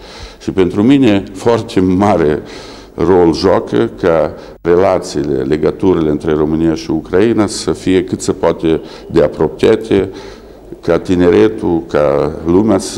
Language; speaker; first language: Romanian; early bilingual, heritage; Romanian